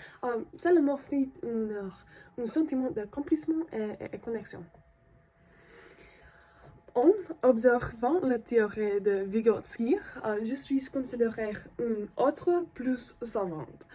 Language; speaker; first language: French; non-native, learner; English